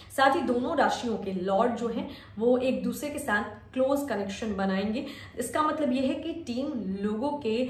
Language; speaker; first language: Hindi; native; Hindi